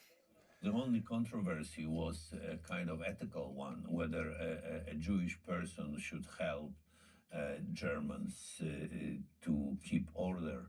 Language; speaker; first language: English; non-native, fluent; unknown